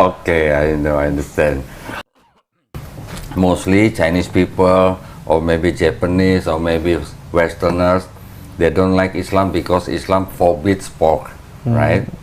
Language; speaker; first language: English; non-native, fluent; Indonesian